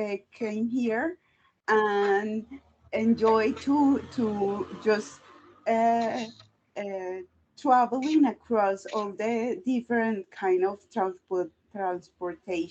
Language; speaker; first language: English; non-native, learner; Spanish